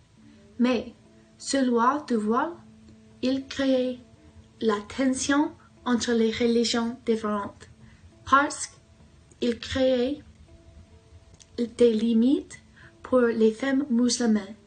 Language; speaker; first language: French; non-native, learner; English